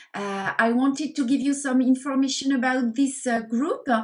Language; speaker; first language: English; non-native, learner; French